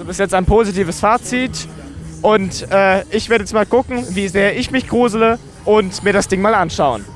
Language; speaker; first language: German; native; German